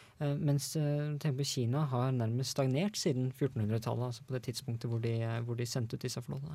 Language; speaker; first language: Norwegian; native; Norwegian